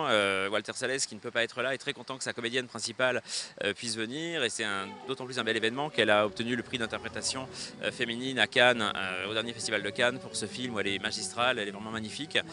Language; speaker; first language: French; native; French